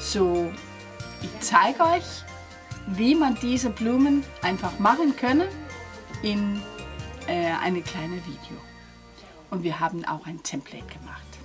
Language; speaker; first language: German; non-native, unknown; Danish